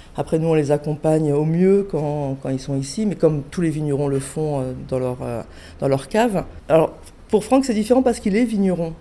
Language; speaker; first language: French; native; French